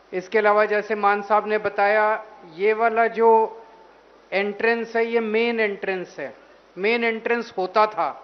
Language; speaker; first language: Hindi; native; Hindi